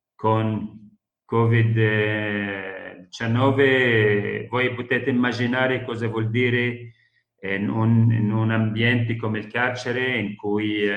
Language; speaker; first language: Italian; non-native, fluent; Arabic